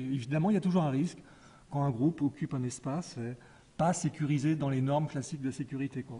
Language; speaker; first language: French; native; French